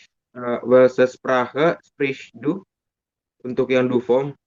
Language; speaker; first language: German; non-native, learner; Indonesian